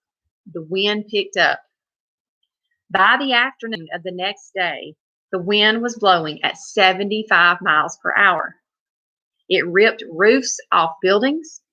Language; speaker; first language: English; native; English